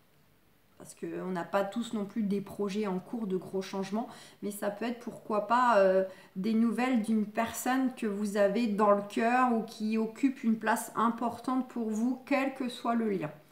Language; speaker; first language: French; native; French